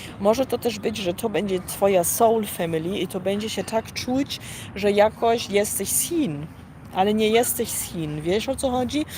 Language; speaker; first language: Polish; early bilingual, heritage; Polish